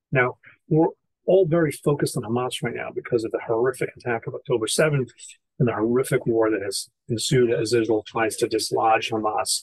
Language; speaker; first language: English; native; English